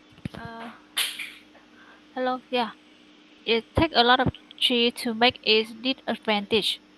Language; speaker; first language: English; non-native, learner; Vietnamese